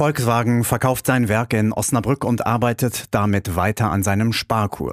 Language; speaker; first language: German; native; German